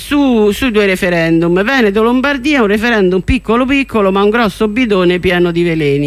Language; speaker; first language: Italian; native; Italian